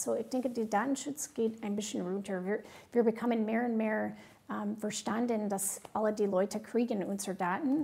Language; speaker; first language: German; non-native, fluent; English